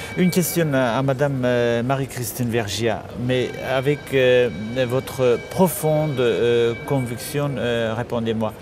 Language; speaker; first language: French; non-native, fluent; Kurdish